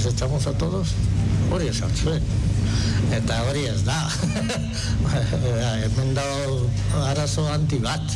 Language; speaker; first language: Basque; non-native, local second language; Spanish